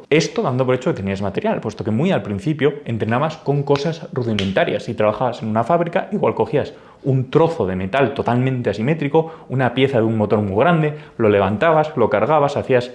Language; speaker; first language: Spanish; native; Spanish